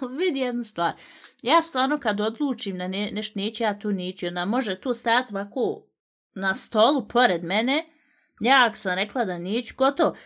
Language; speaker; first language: Bosnian; native; Bosnian